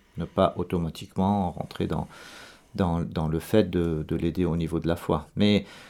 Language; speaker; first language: French; non-native, local second language; Arabic